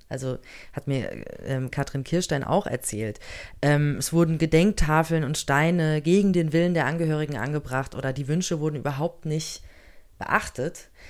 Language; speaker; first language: German; native; German